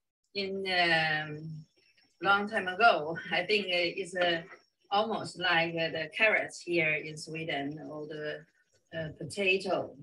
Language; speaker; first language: English; non-native, fluent; Chinese